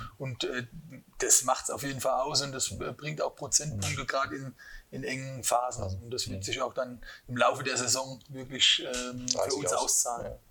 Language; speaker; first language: German; native; German